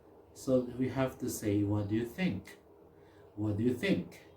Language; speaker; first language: English; non-native, fluent; Indonesian